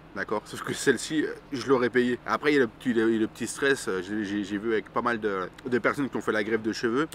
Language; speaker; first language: French; native; French